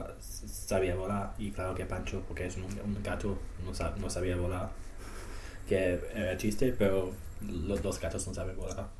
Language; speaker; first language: Spanish; non-native, learner; English